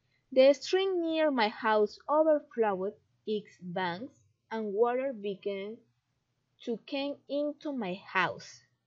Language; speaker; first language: English; non-native, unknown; Spanish